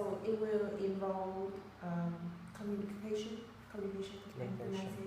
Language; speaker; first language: English; non-native, learner; Vietnamese